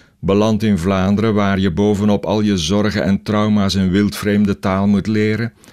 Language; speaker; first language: Dutch; native; Dutch